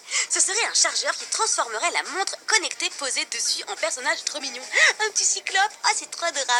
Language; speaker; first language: French; native; French